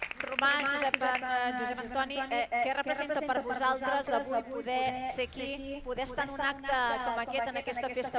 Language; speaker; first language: Catalan; native; Catalan